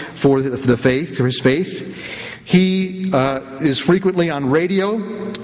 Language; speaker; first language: English; native; English